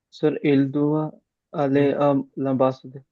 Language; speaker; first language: French; non-native, learner; Hindi